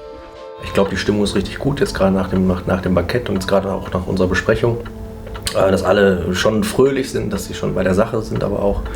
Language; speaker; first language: German; native; German